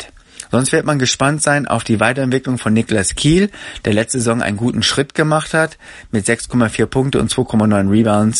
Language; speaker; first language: German; native; German